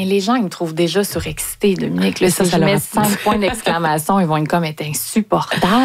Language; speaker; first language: French; native; French